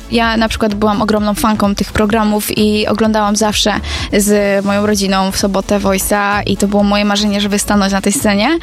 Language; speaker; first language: Polish; native; Polish